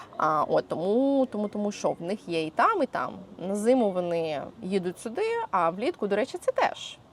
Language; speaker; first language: Ukrainian; native; Ukrainian